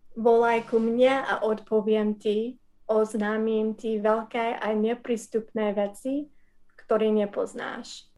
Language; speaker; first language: Slovak; non-native, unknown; English